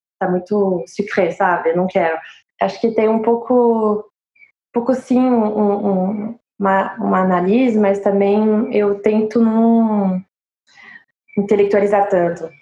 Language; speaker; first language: Portuguese; non-native, fluent; French